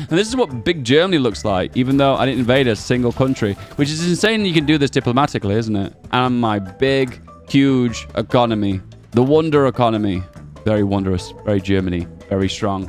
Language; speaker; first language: English; native; English